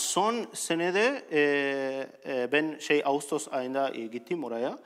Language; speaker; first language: Turkish; non-native, learner; Spanish